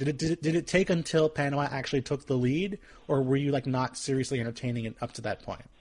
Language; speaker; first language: English; native; English